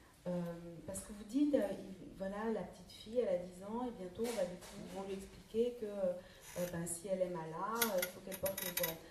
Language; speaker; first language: French; native; French